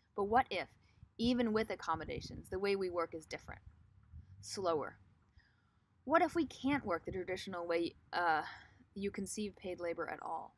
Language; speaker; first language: English; native; English